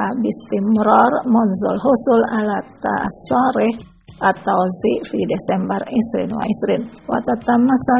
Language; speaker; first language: Arabic; non-native, fluent; Indonesian